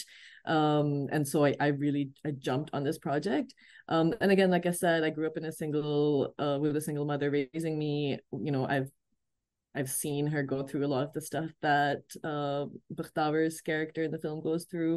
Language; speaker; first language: English; non-native, local second language; Urdu